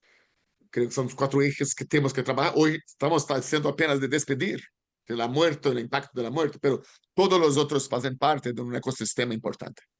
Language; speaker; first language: Spanish; non-native, learner; Portuguese